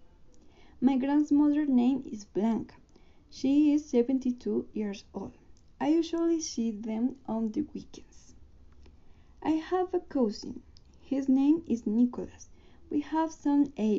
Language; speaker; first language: English; non-native, learner; Spanish